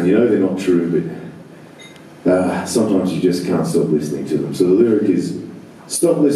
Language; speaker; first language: English; native; English